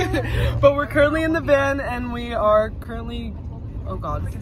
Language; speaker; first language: English; native; English